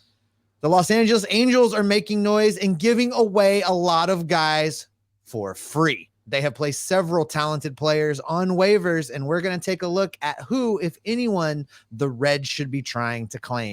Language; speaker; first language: English; native; English